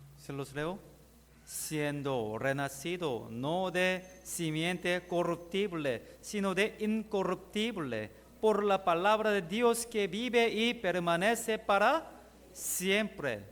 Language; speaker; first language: Spanish; non-native, learner; Korean